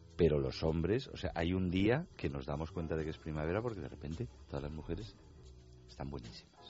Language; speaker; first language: Spanish; native; Spanish